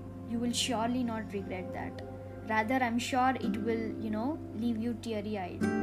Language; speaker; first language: English; non-native, local second language; Tamil